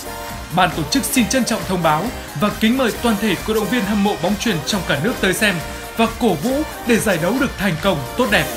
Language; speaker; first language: Vietnamese; native; Vietnamese